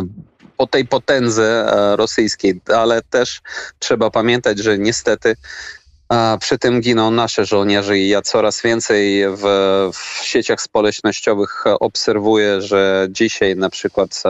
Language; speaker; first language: Polish; non-native, fluent; Ukrainian